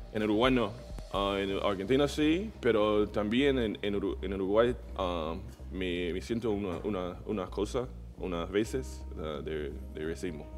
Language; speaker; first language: Spanish; non-native, learner; English